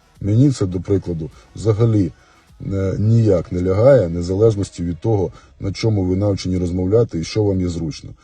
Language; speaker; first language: Ukrainian; non-native, local second language; Russian